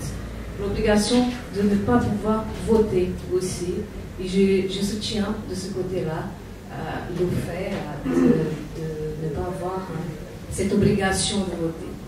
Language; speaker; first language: French; non-native, fluent; Portuguese